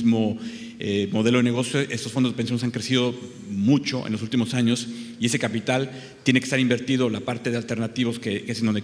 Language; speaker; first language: Spanish; native; Spanish